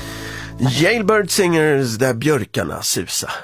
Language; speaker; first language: Swedish; native; Swedish